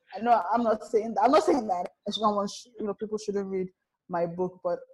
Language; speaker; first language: English; non-native, local second language; Yoruba